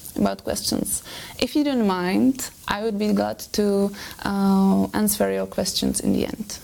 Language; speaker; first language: English; non-native, fluent; Czech